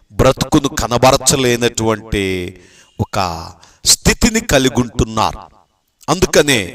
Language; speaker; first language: Telugu; native; Telugu